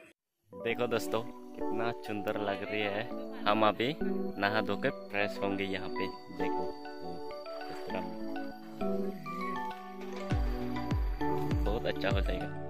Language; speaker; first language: Hindi; non-native, local second language; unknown